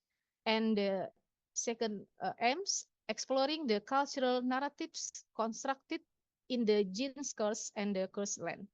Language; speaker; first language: English; non-native, local second language; Indonesian